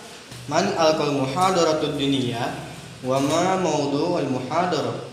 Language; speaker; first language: Arabic; non-native, learner; Indonesian